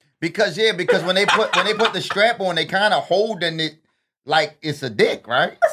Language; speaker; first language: English; native; English